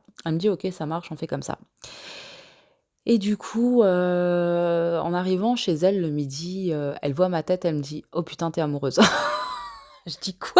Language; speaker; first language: French; native; French